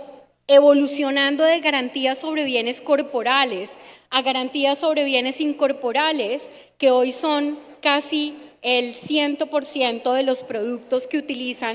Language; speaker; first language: Spanish; native; Spanish